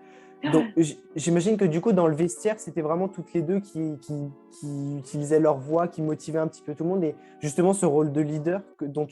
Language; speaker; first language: French; native; French